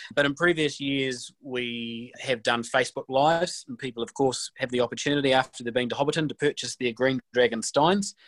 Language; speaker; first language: English; native; English